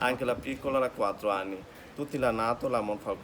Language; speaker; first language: Italian; non-native, learner; Bangla